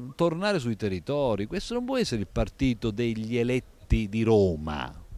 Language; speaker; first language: Italian; native; Italian